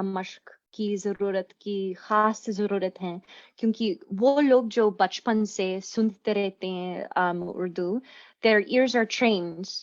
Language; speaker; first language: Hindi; non-native, fluent; English